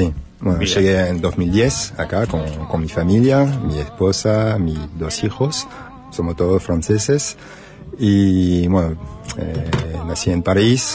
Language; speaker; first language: Spanish; non-native, fluent; French